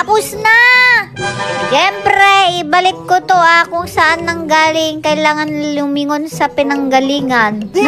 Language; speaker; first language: Filipino; non-native, local second language; Iloko